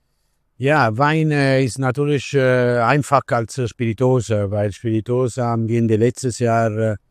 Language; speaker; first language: German; non-native, learner; Italian